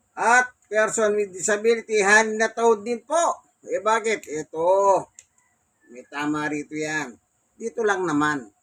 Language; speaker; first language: Filipino; non-native, local second language; Pampanga